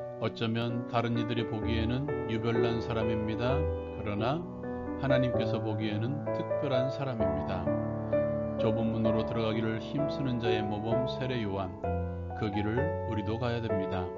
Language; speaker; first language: Korean; native; Korean